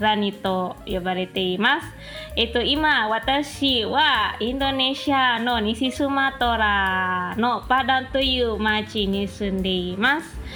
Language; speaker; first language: Japanese; non-native, fluent; Minangkabau